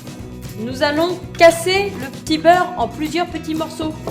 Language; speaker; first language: French; native; French